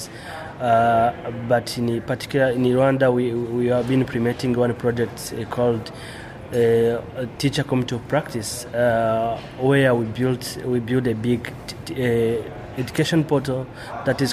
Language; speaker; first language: English; non-native, local second language; Kinyarwanda